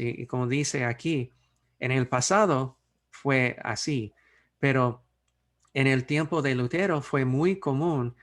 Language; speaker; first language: Spanish; non-native, fluent; English